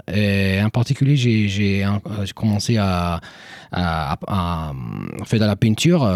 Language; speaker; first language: French; non-native, fluent; Italian